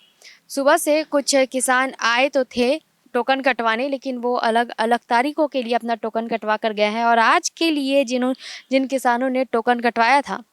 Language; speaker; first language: Hindi; native; Hindi